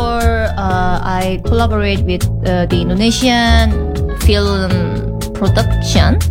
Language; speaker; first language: English; non-native, learner; Korean